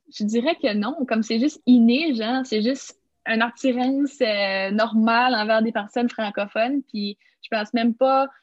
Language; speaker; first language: French; native; French